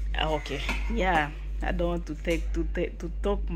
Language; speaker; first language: English; non-native, fluent; Swahili